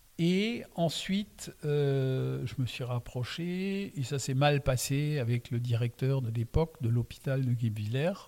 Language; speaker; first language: French; non-native, local second language; Swiss German